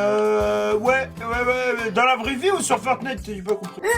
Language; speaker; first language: French; native; French